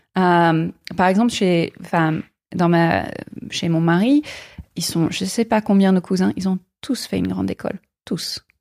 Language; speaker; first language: French; non-native, fluent; English